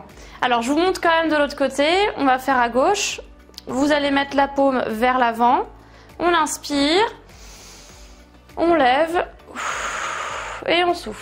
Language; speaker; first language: French; native; French